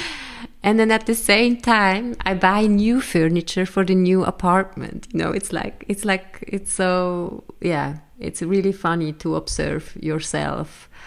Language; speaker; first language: English; non-native, fluent; German